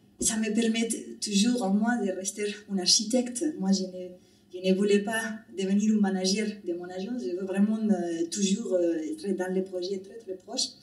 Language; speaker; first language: French; non-native, fluent; Spanish